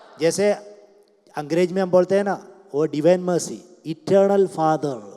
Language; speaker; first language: Hindi; non-native, local second language; Malayalam